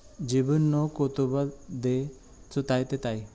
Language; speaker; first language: Japanese; non-native, learner; Hindi